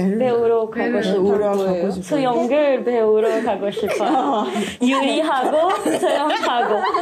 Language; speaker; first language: Korean; non-native, learner; French